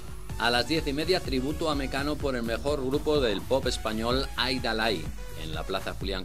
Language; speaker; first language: Spanish; native; Spanish